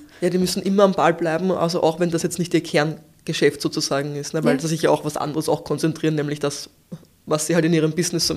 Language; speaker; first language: German; native; German